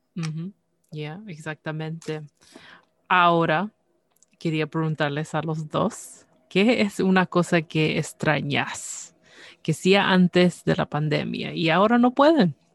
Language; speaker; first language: Spanish; early bilingual, heritage; Spanish